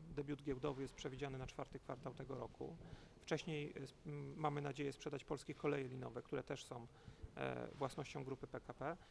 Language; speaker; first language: Polish; native; Polish